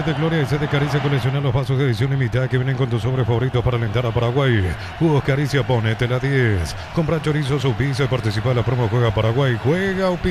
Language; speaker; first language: Spanish; native; Spanish